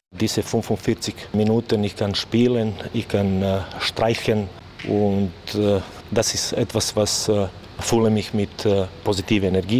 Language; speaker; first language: German; non-native, learner; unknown